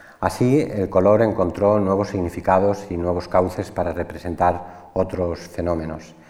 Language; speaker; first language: Spanish; native; Spanish